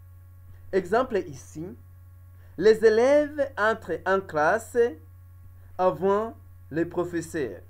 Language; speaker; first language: French; non-native, local second language; Kinyarwanda